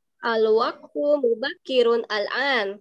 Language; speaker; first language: Arabic; non-native, learner; Indonesian